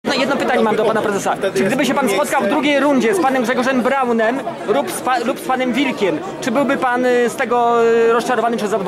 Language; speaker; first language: Polish; native; Polish